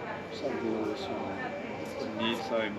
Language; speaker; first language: Italian; non-native, learner; French